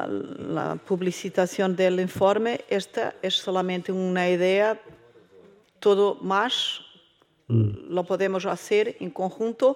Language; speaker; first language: Spanish; non-native, learner; Portuguese